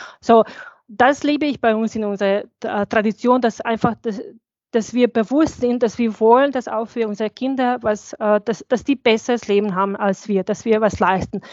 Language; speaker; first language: German; non-native, fluent; Bosnian